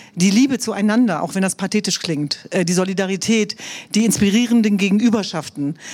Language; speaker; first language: German; non-native, local second language; Kurdish